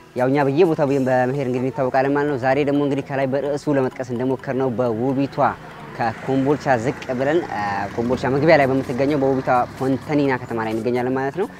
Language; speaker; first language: Amharic; native; Amharic